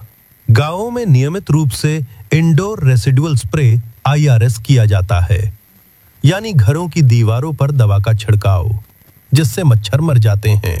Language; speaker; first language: Hindi; native; Hindi